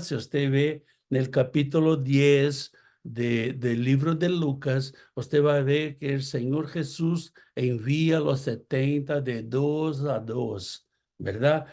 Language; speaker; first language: Spanish; non-native, fluent; Portuguese